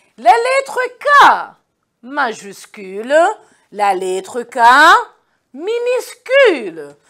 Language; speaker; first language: French; non-native, local second language; Kinyarwanda